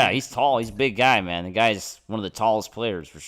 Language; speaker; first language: English; native; English